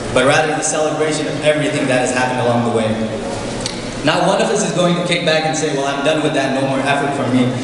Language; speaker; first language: English; non-native, local second language; Nepali